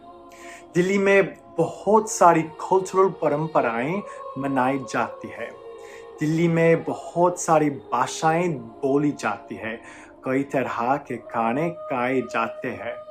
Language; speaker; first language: Hindi; non-native, fluent; English